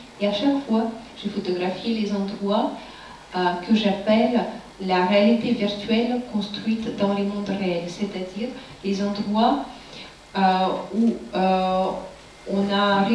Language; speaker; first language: French; non-native, fluent; Russian